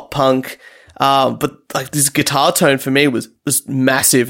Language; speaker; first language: English; native; English